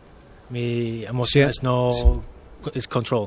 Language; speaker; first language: Spanish; non-native, learner; English